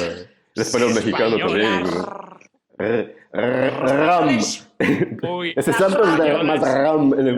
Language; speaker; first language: Spanish; non-native, fluent; Portuguese